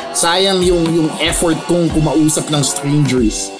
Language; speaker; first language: English; non-native, local second language; Filipino